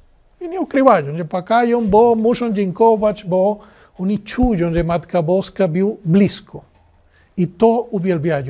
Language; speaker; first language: Polish; non-native, learner; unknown